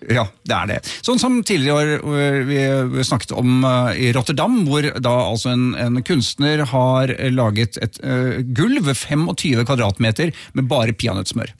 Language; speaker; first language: Norwegian; native; Norwegian